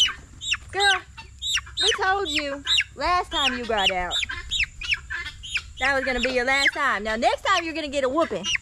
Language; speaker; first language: English; native; English